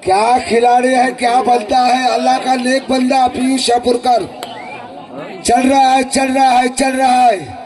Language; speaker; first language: Hindi; non-native, local second language; Marathi